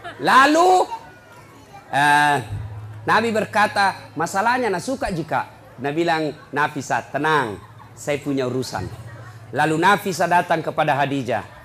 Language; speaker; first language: Indonesian; non-native, local second language; Buginese